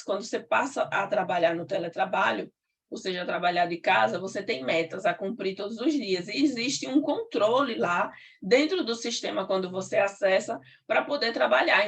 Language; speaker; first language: Portuguese; native; Portuguese